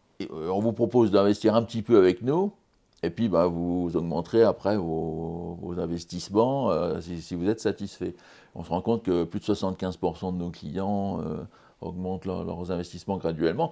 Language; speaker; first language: French; native; French